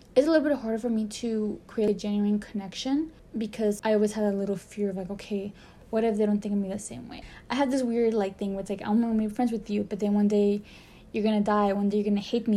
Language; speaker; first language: English; early bilingual, other home language; Spanish